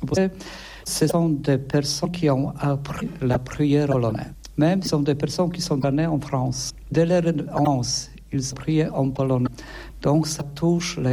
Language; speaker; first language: French; non-native, fluent; Polish